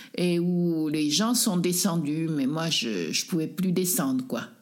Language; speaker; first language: French; native; French